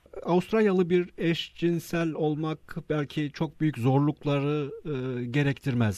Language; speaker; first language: Turkish; native; Turkish